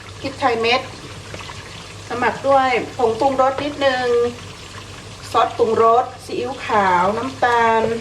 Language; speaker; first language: Thai; native; Thai